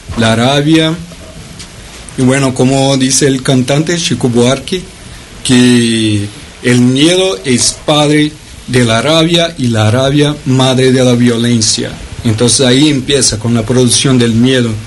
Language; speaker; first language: Spanish; non-native, fluent; Portuguese